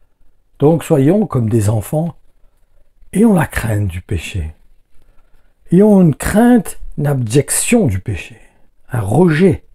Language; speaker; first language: French; native; French